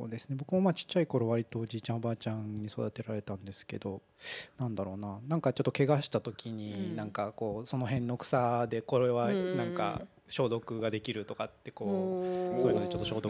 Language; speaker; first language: Japanese; native; Japanese